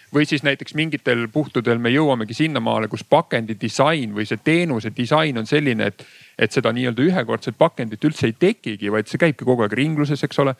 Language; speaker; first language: Estonian; native; Estonian